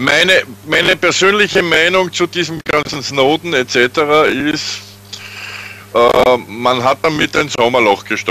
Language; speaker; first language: German; native; German